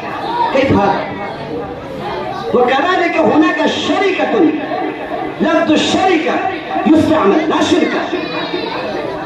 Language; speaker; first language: Arabic; non-native, fluent; Urdu